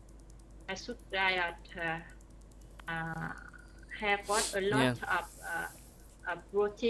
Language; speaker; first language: English; non-native, learner; Vietnamese